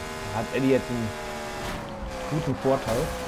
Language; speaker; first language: German; native; German